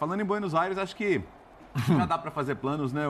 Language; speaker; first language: Portuguese; native; Portuguese